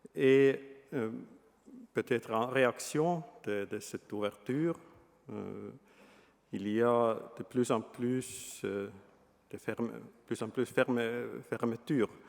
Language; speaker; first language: French; non-native, fluent; Estonian